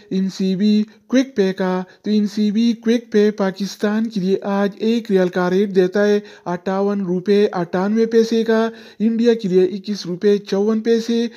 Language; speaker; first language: Urdu; non-native, local second language; Pashto